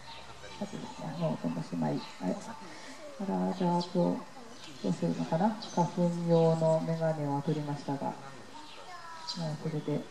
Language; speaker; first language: Japanese; native; Japanese